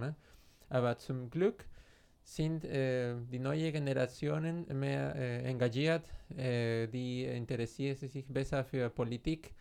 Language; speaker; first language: German; non-native, fluent; Spanish